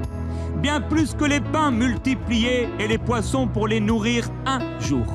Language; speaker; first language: French; native; French